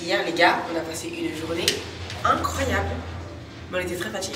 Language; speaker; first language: French; native; French